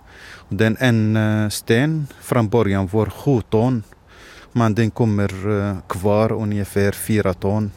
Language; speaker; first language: Swedish; non-native, fluent; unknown